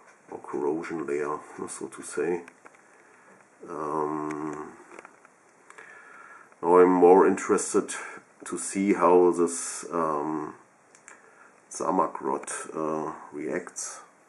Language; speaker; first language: English; non-native, fluent; German